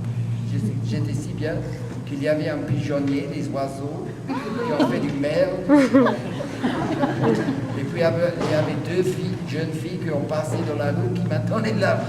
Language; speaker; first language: French; non-native, fluent; English